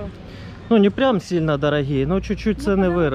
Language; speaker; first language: Russian; native; Russian